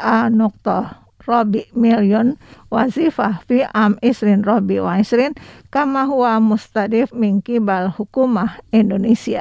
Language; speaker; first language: Arabic; non-native, learner; Indonesian